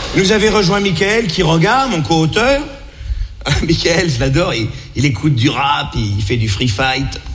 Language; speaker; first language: French; native; French